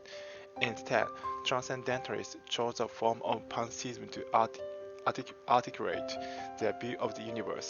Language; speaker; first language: English; non-native, fluent; Japanese